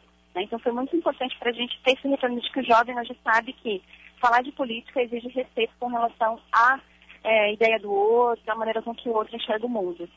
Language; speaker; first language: Portuguese; native; Portuguese